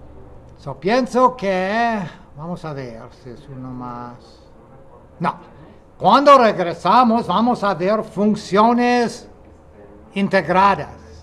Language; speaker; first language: Spanish; non-native, fluent; English